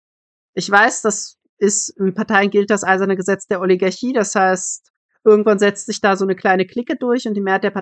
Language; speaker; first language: German; native; German